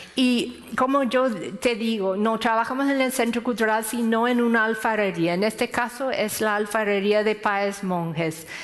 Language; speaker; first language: Spanish; non-native, fluent; English